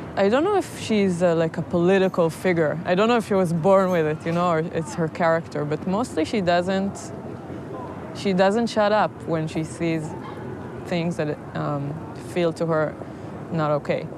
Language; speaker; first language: English; non-native, fluent; Hebrew